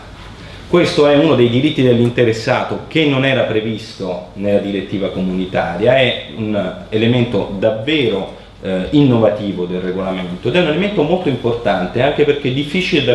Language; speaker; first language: Italian; native; Italian